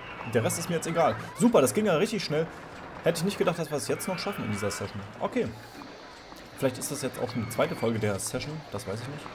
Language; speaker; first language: German; native; German